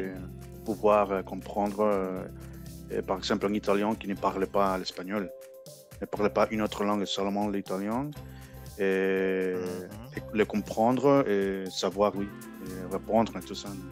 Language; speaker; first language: French; non-native, learner; Spanish